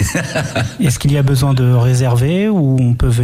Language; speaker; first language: French; native; French